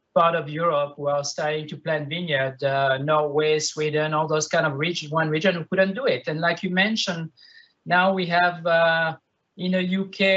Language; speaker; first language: English; non-native, fluent; French